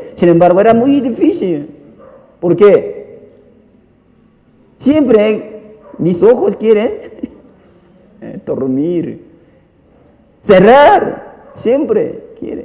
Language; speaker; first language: Spanish; non-native, learner; Korean